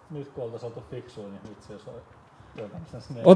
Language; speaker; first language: Finnish; native; Finnish